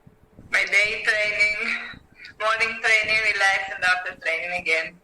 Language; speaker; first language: English; non-native, learner; Greek